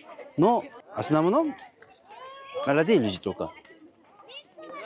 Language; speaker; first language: Russian; non-native, learner; Korean